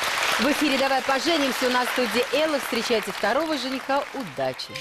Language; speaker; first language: Russian; native; Russian